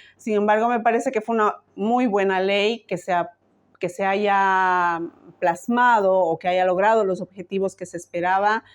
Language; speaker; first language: Spanish; native; Spanish